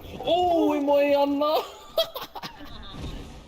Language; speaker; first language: Māori; non-native, local second language; English